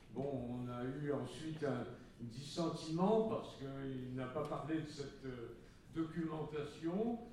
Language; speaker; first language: French; native; French